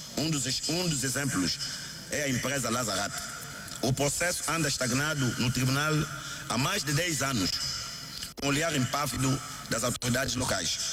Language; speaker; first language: Portuguese; non-native, local second language; Kongo